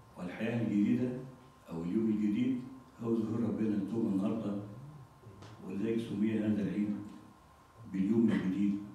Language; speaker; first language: Arabic; native; Arabic